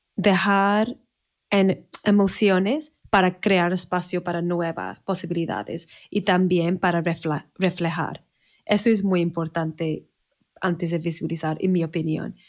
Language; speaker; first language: Spanish; non-native, fluent; English